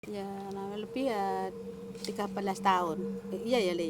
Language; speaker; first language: Indonesian; non-native, local second language; Javanese